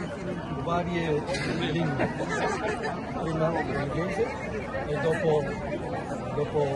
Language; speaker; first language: Italian; non-native, learner; Konkani